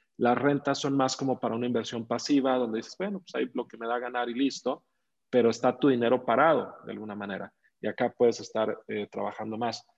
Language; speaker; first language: Spanish; native; Spanish